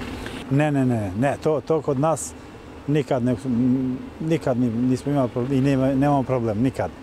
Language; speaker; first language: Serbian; non-native, local second language; Albanian